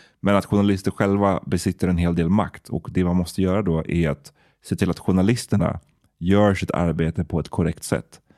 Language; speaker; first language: Swedish; native; Swedish